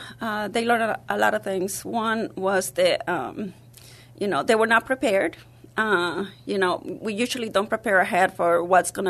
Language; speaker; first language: English; early bilingual, other home language; Spanish